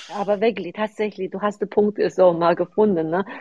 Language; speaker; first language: German; non-native, fluent; Chinese